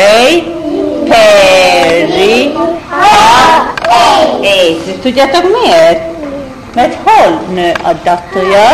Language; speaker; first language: Hungarian; non-native, learner; Hebrew